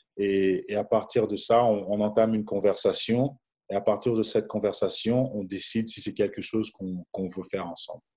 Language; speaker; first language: French; non-native, local second language; Lingala